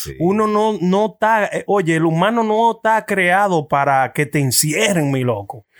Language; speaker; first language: Spanish; early bilingual, heritage; Spanish